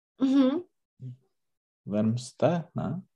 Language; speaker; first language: German; non-native, learner; Czech